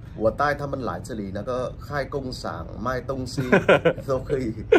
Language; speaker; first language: Chinese; non-native, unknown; Vietnamese